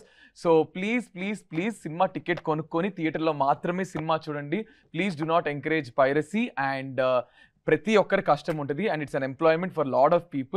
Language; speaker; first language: Telugu; native; Telugu